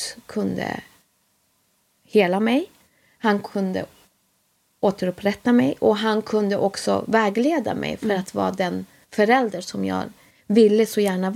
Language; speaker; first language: Swedish; native; Swedish